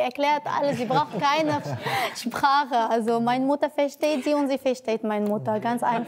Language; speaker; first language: German; non-native, learner; Arabic